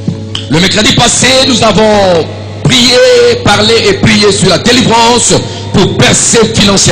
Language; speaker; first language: French; non-native, local second language; Lingala